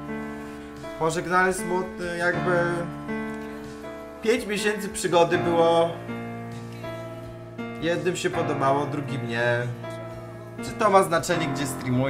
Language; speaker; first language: Polish; native; Polish